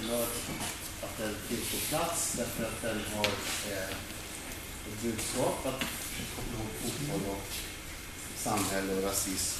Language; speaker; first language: Swedish; native; Swedish